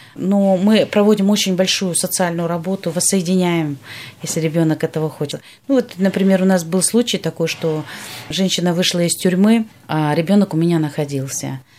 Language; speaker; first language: Russian; non-native, local second language; Kyrgyz